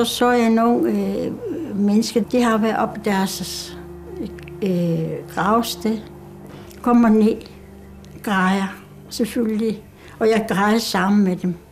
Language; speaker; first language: Danish; non-native, local second language; Kalaallisut